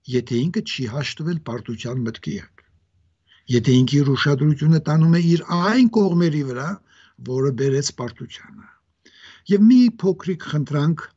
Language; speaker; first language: Armenian; native; Armenian